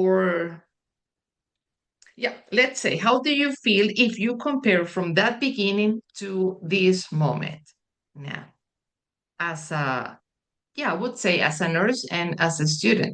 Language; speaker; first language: English; non-native, fluent; Spanish